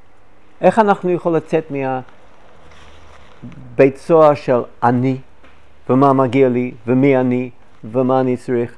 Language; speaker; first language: Hebrew; non-native, fluent; English